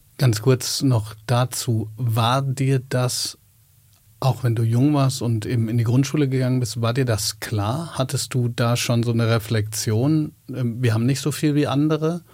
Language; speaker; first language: German; native; German